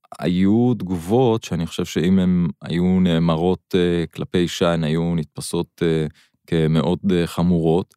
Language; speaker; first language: Hebrew; non-native, local second language; Arabic